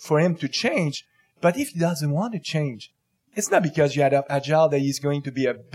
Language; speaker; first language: English; non-native, fluent; French